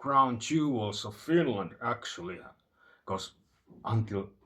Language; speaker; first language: English; non-native, fluent; Finnish